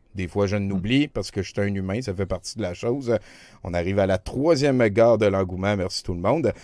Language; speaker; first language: French; native; French